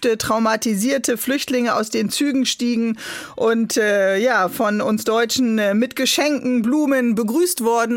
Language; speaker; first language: German; native; German